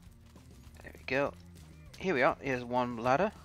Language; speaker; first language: English; native; English